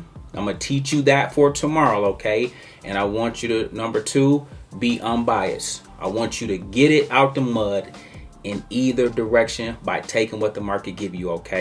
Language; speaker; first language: English; native; English